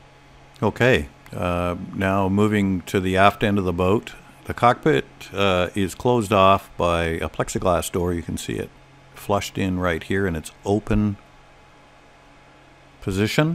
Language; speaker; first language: English; native; English